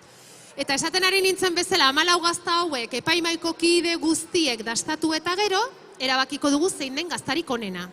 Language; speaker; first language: Basque; native; Basque